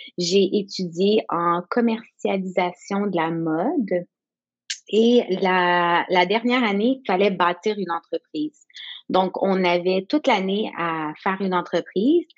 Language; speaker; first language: French; non-native, local second language; English